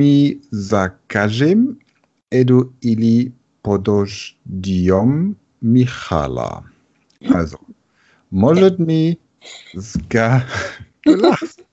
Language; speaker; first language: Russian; non-native, learner; German